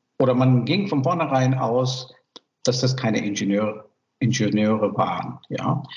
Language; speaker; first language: German; early bilingual, other home language; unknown